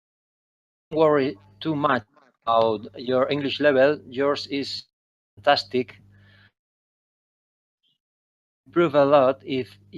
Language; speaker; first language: English; non-native, fluent; Spanish